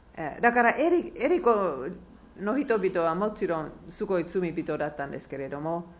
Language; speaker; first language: Japanese; non-native, fluent; Finnish